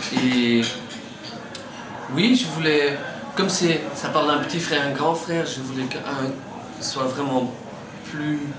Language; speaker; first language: French; non-native, fluent; Dutch